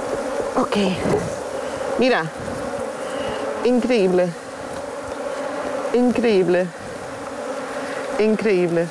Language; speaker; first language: Spanish; non-native, fluent; German